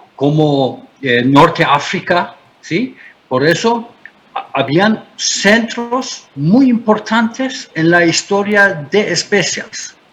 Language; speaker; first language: Spanish; non-native, fluent; Turkish